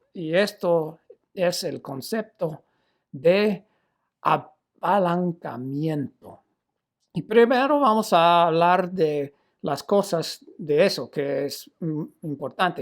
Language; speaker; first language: Spanish; non-native, fluent; English